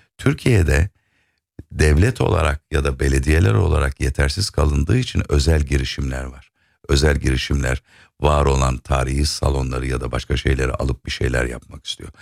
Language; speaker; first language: Turkish; native; Turkish